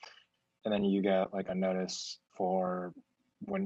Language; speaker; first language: English; early bilingual, other home language; Chinese